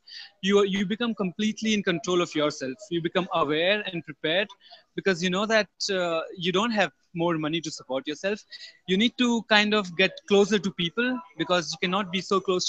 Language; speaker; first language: English; non-native, local second language; Hindi